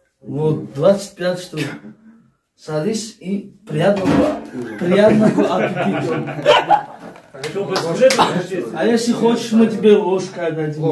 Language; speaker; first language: Russian; non-native, fluent; Tajik